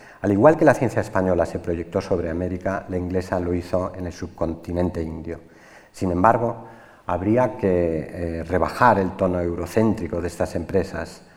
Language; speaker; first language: Spanish; native; Spanish